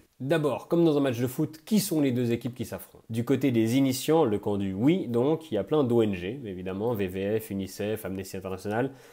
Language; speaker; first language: French; native; French